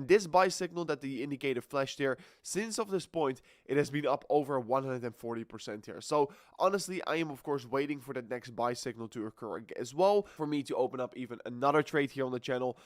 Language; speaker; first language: English; non-native, fluent; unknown